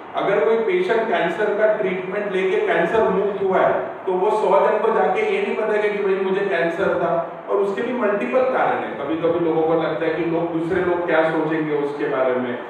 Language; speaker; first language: Hindi; non-native, local second language; Marathi